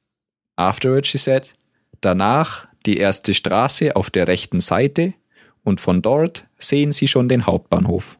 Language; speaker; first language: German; native; German